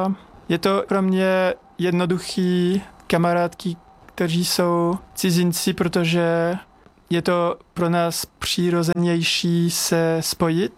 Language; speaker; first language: Czech; non-native, fluent; French